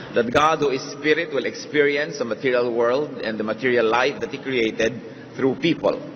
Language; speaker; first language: English; non-native, local second language; Filipino